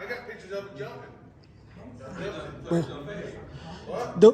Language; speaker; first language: English; native; English